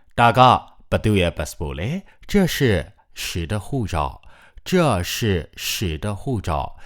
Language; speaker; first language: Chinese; non-native, fluent; Burmese